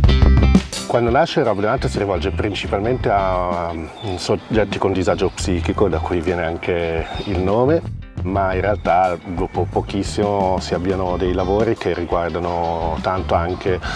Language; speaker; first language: Italian; native; Italian